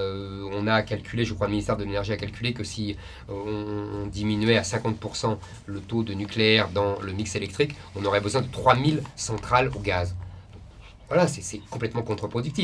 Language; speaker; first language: French; native; French